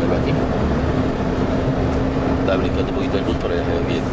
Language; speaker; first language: Spanish; native; Spanish